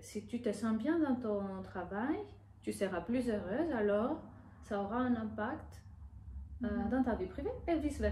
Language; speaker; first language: French; non-native, fluent; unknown